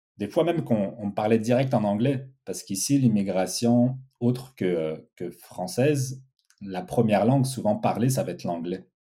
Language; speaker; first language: French; early bilingual, other home language; Portuguese